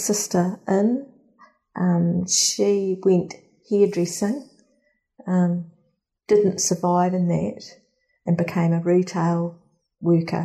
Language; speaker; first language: English; native; English